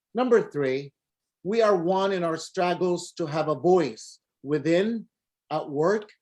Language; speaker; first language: English; non-native, local second language; Filipino